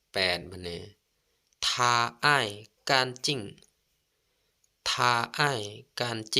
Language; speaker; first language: Chinese; non-native, fluent; Lao